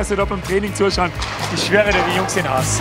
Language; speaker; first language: German; native; German